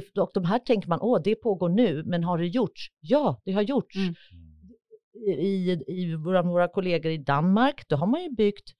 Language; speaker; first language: Swedish; native; Swedish